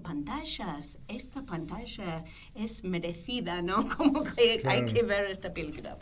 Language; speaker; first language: Spanish; non-native, fluent; English